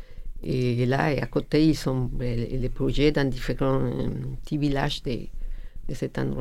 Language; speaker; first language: French; non-native, learner; Spanish